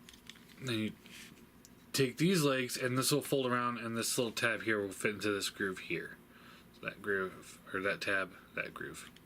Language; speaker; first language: English; native; English